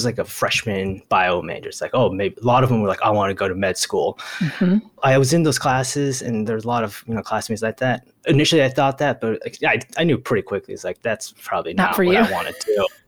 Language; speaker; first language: English; early bilingual, other home language; Japanese